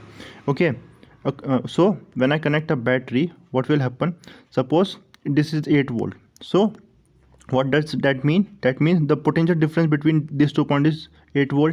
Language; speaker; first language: English; non-native, local second language; Hindi